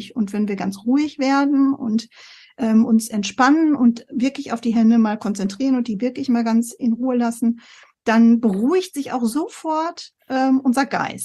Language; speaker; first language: German; native; German